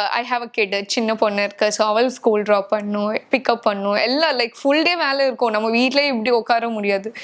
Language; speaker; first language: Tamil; non-native, local second language; Hindi